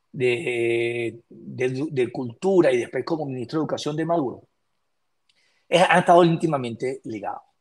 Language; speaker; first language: Spanish; native; Spanish